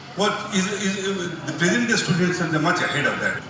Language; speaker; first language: English; non-native, local second language; Bangla